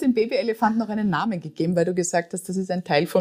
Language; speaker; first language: German; native; German